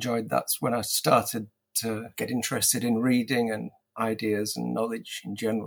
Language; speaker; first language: English; native; English